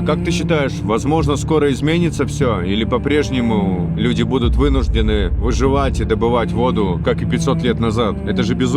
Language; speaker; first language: Russian; native; Russian